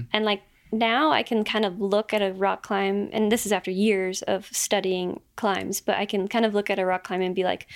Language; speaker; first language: English; native; English